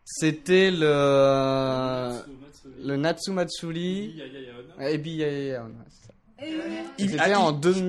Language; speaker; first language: French; native; French